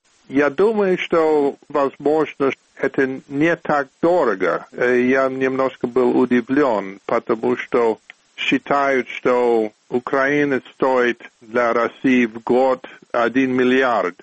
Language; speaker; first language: Russian; non-native, fluent; English